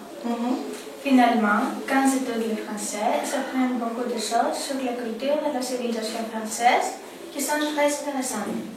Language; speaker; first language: French; non-native, learner; Greek